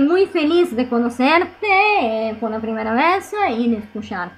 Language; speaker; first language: Spanish; non-native, fluent; Italian